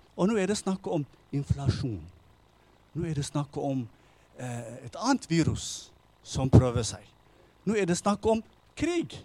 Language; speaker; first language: Norwegian; non-native, fluent; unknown